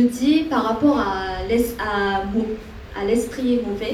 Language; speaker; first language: French; non-native, fluent; Korean